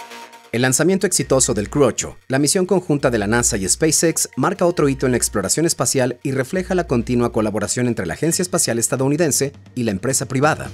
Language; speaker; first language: Spanish; native; Spanish